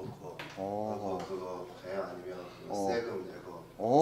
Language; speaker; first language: Korean; non-native, learner; Chinese